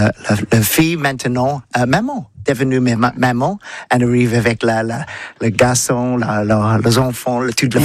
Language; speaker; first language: French; non-native, learner; English